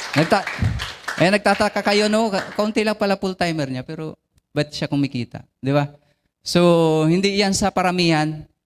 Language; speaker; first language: Filipino; non-native, local second language; Bikol